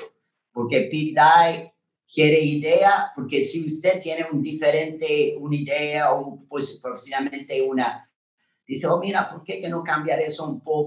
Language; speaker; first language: Spanish; non-native, learner; French